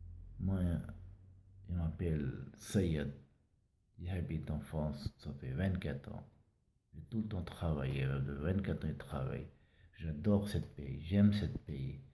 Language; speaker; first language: French; non-native, learner; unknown